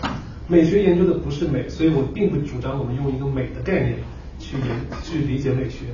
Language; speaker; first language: Chinese; native; Chinese